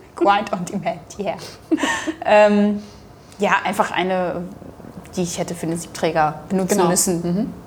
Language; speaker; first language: German; native; German